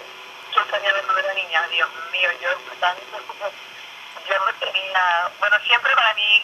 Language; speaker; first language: Spanish; early bilingual, other home language; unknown